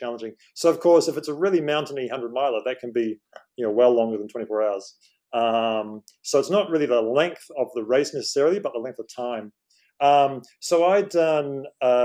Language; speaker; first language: English; native; English